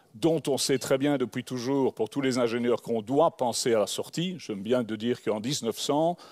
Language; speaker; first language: French; native; French